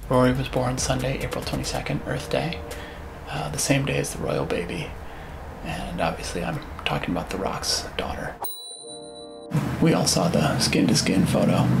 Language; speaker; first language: English; native; English